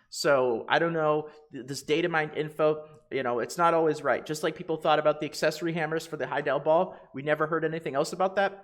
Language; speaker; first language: English; native; English